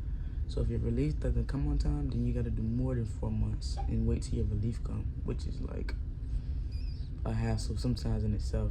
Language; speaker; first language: English; native; English